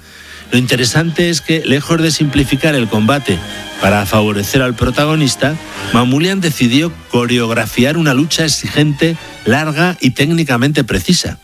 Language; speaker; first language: Spanish; native; Spanish